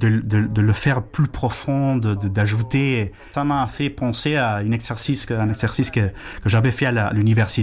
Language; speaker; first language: French; non-native, fluent; Spanish